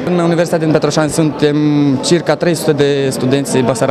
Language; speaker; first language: Romanian; native; Romanian